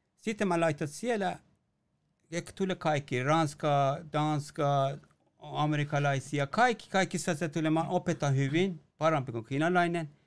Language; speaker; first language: Finnish; non-native, learner; Persian